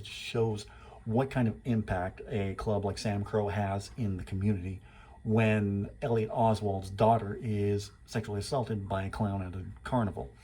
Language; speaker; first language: English; native; English